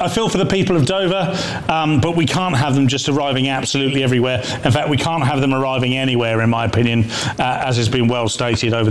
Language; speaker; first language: English; native; English